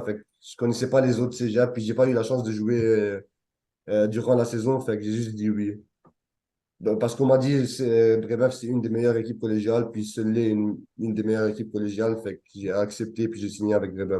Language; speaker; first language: French; non-native, local second language; Arabic